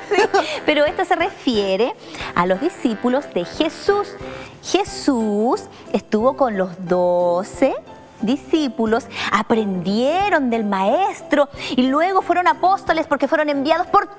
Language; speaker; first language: Spanish; native; Spanish